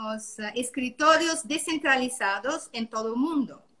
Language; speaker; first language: Portuguese; non-native, learner; Italian